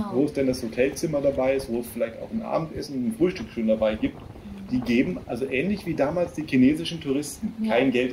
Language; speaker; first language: German; native; German